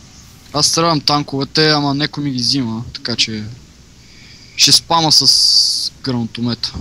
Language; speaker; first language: Bulgarian; native; Bulgarian